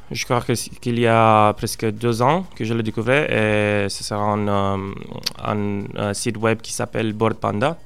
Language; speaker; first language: French; non-native, learner; Romanian